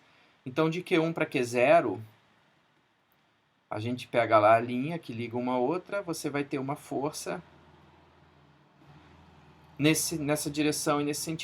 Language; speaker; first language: Portuguese; native; Portuguese